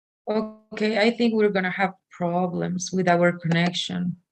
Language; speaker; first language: English; non-native, fluent; Spanish